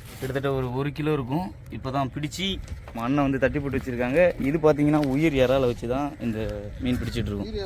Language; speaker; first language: Tamil; native; Tamil